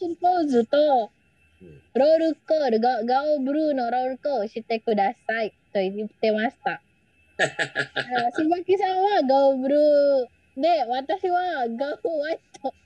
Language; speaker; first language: Japanese; non-native, learner; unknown